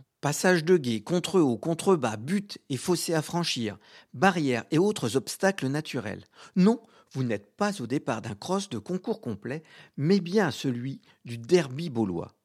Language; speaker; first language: French; native; French